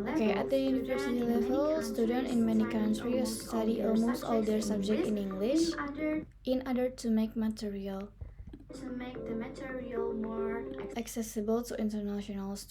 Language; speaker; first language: English; non-native, learner; Indonesian